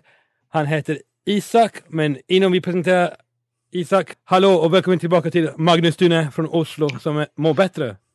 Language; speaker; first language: Swedish; non-native, learner; English